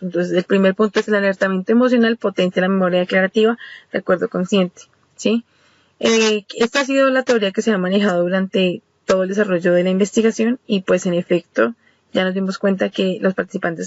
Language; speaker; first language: Spanish; native; Spanish